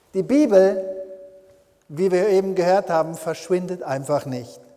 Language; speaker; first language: German; early bilingual, heritage; German